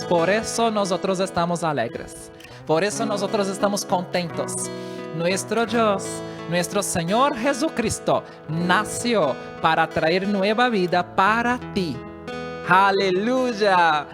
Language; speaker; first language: Spanish; non-native, learner; Portuguese